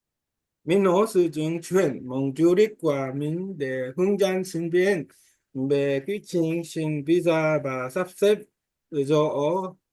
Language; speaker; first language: Vietnamese; non-native, learner; Korean